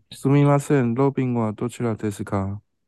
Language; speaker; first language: Japanese; non-native, learner; Chinese